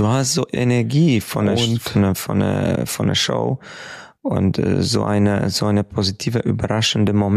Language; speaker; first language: German; non-native, fluent; Hungarian